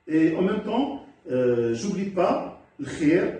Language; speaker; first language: French; non-native, local second language; Arabic